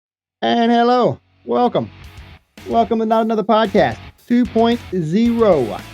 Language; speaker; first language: English; native; English